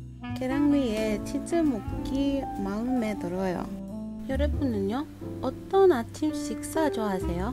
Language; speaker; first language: Korean; non-native, learner; English